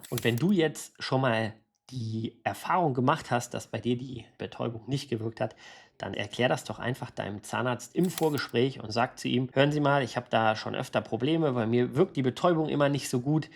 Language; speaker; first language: German; native; German